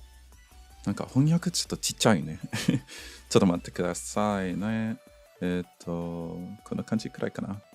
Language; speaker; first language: Japanese; non-native, learner; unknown